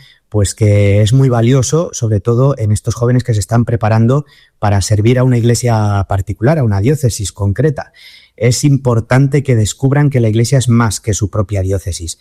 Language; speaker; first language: Spanish; native; Spanish